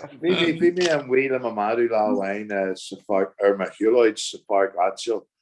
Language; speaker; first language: Irish; non-native, local second language; English